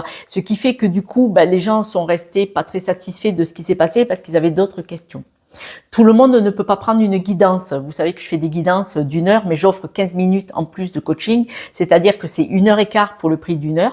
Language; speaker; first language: French; native; French